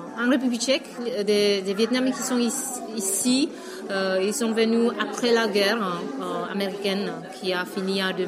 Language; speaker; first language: French; non-native, fluent; Vietnamese